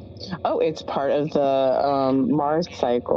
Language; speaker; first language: English; native; English